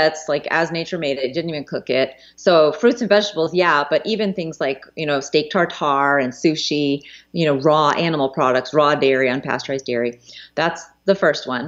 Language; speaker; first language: English; native; English